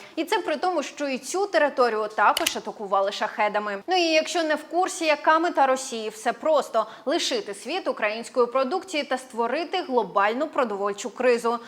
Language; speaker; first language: Ukrainian; native; Ukrainian